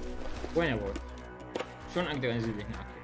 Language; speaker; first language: Arabic; native; Arabic